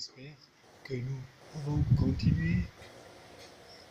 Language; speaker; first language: French; non-native, learner; German